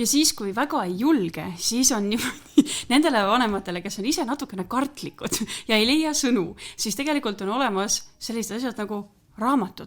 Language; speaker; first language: Estonian; native; Estonian